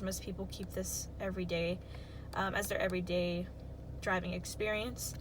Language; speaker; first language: English; native; English